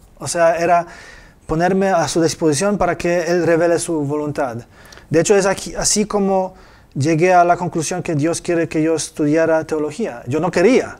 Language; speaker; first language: Spanish; non-native, fluent; Polish